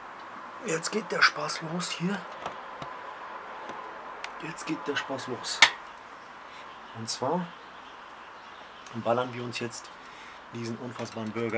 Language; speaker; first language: German; early bilingual, other home language; Polish